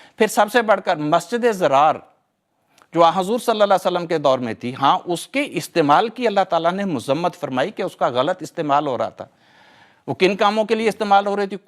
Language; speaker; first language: Urdu; non-native, local second language; Punjabi